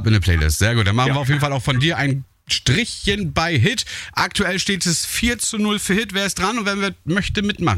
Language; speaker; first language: German; native; German